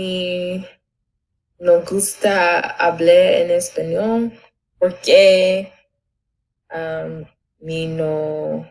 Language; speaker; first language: Spanish; non-native, learner; English